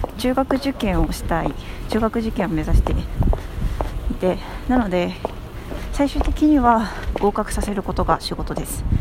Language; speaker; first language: Japanese; native; Japanese